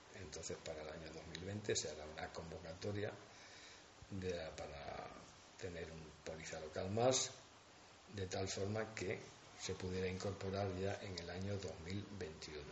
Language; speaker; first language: Spanish; native; Spanish